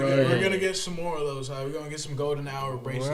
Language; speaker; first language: English; native; English